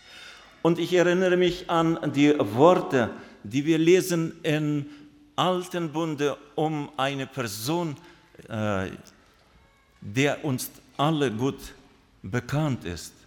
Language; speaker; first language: German; non-native, fluent; Russian